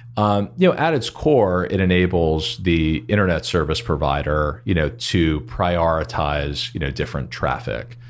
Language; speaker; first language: English; native; English